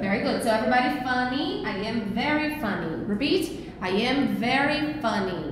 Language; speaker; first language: English; non-native, fluent; Portuguese